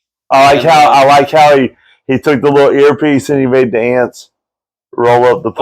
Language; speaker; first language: English; native; English